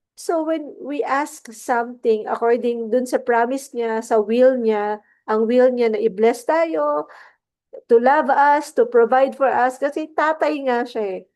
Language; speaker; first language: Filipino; non-native, local second language; Cebuano